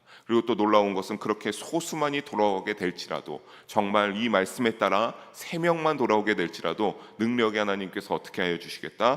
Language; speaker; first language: Korean; native; Korean